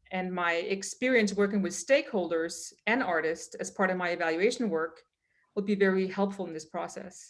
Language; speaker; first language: English; non-native, fluent; Danish